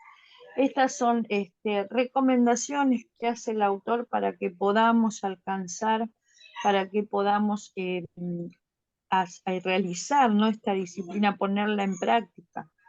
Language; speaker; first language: Spanish; native; Spanish